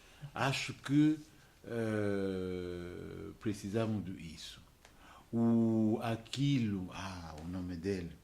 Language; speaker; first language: Portuguese; non-native, fluent; French